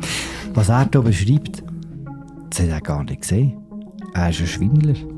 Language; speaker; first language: German; native; German